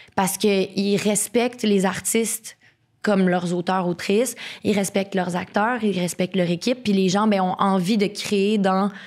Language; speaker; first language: French; native; French